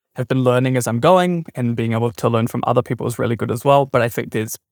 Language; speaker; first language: English; native; English